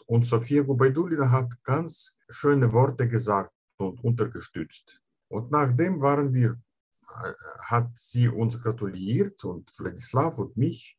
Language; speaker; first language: German; non-native, fluent; Russian